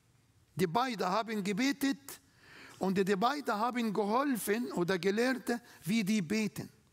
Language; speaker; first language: German; non-native, fluent; Arabic